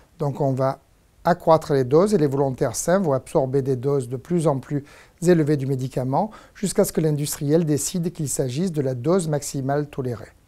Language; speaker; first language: French; native; French